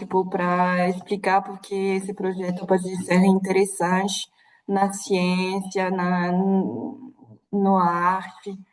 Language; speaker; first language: Portuguese; non-native, fluent; French